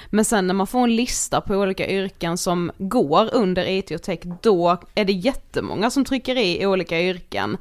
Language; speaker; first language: Swedish; native; Swedish